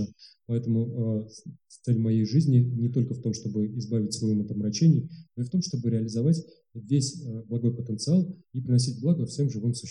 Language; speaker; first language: Russian; native; Russian